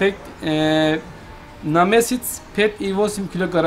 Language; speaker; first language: Russian; non-native, learner; Turkish